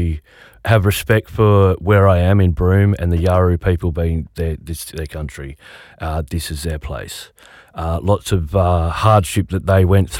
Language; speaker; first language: English; native; English